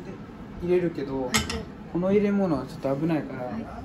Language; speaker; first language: Japanese; non-native, fluent; English